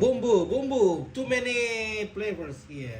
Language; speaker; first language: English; non-native, learner; Indonesian